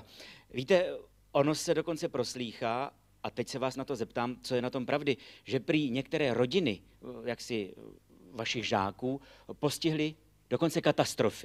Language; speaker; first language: Czech; native; Czech